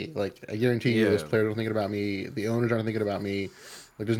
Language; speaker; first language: English; early bilingual, other home language; Spanish